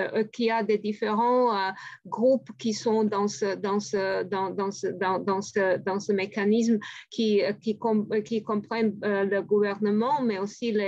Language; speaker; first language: French; non-native, fluent; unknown